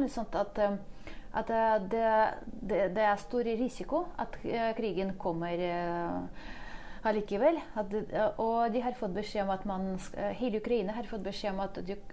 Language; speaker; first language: Norwegian; non-native, fluent; Ukrainian